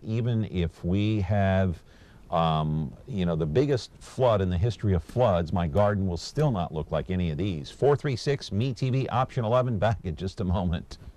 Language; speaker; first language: English; native; English